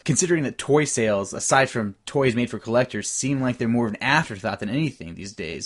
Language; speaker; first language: English; native; English